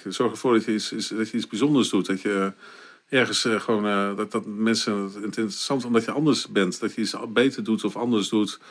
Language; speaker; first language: Dutch; native; Dutch